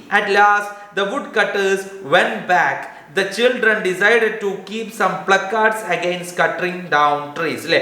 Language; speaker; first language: English; non-native, local second language; Malayalam